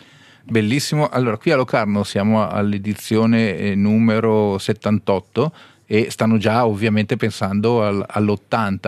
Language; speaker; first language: Italian; native; Italian